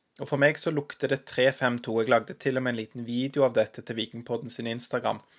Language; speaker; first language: Norwegian; native; Norwegian